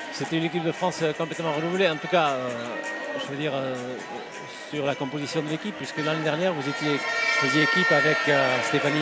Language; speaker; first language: French; native; French